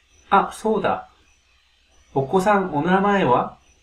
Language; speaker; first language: Japanese; native; Japanese